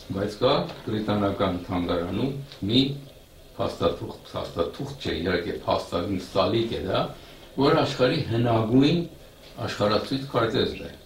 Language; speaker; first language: Armenian; early bilingual, heritage; Armenian